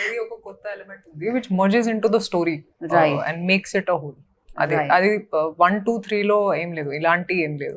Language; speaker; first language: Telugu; non-native, fluent; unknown